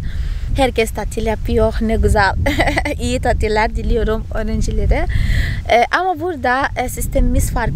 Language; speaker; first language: Turkish; non-native, fluent; Portuguese